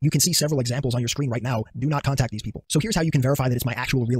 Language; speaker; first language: English; native; English